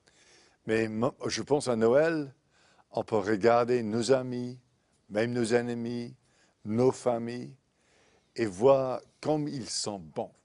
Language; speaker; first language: French; non-native, fluent; English